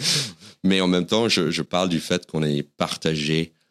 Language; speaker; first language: French; non-native, fluent; English